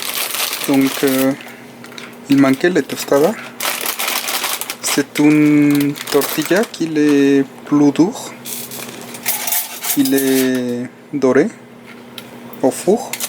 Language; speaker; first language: French; non-native, fluent; Spanish